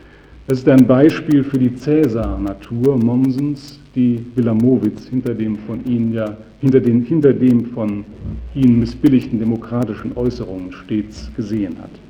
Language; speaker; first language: German; native; German